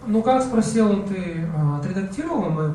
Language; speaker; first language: Russian; native; Russian